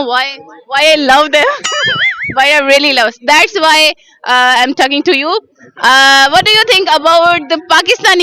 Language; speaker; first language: English; non-native, learner; Urdu